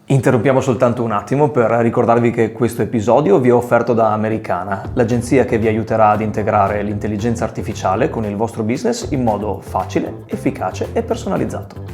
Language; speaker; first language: Italian; native; Italian